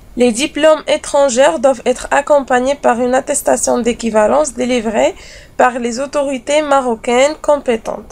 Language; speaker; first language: French; non-native, local second language; Arabic